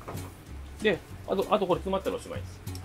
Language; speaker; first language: Japanese; native; Japanese